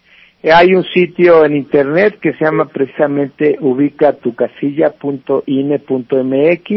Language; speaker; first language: Spanish; native; Spanish